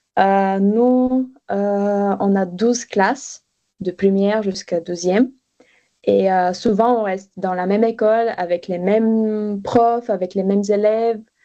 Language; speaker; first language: French; non-native, fluent; Bulgarian